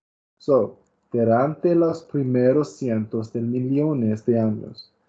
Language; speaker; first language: Spanish; non-native, learner; English